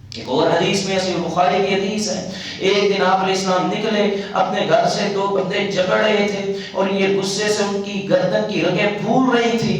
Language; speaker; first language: Urdu; non-native, local second language; Punjabi